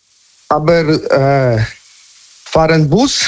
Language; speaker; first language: German; non-native, learner; Polish